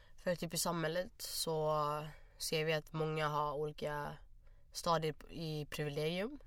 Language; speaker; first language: Swedish; early bilingual, other home language; Somali